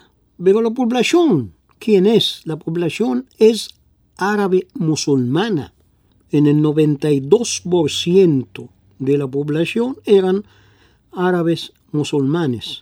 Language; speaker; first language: Spanish; non-native, fluent; Arabic